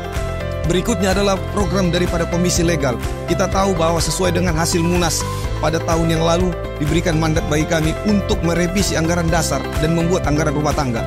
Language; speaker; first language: Indonesian; native; Indonesian